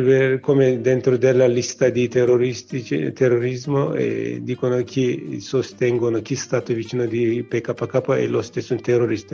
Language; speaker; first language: Italian; non-native, learner; Kurdish